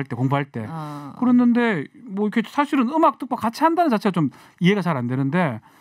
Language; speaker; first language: Korean; native; Korean